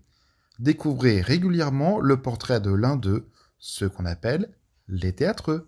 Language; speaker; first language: French; native; French